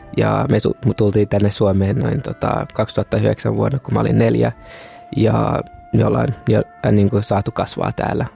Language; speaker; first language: Finnish; early bilingual, other home language; Kinyarwanda